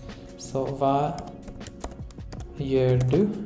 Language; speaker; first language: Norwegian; non-native, learner; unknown